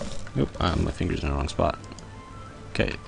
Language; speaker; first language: English; native; English